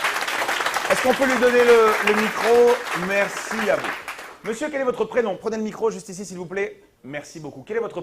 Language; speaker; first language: French; native; French